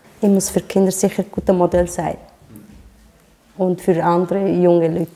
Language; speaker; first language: German; non-native, learner; Turkish